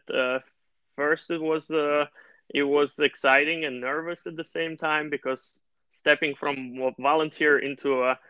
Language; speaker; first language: English; non-native, fluent; Russian